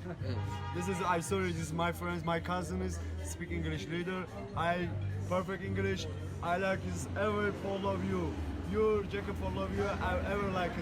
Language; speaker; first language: English; non-native, learner; Turkish